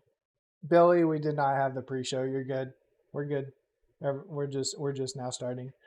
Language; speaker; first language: English; native; English